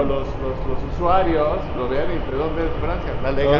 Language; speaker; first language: Spanish; native; Spanish